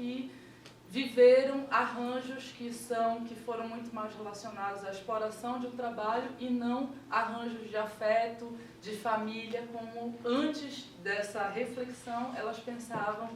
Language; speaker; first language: Portuguese; native; Portuguese